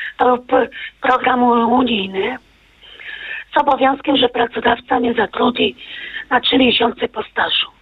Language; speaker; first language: Polish; native; Polish